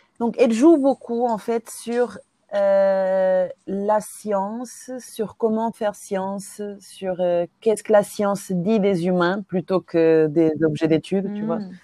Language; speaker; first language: French; non-native, fluent; Portuguese